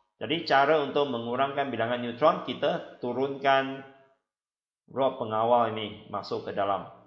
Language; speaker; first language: Malay; non-native, local second language; Chinese